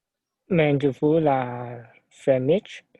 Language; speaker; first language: French; non-native, learner; Cantonese